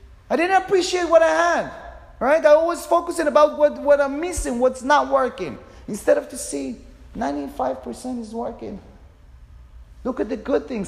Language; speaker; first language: English; non-native, fluent; Hebrew